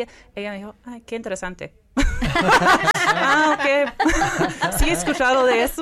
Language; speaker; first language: Spanish; non-native, fluent; English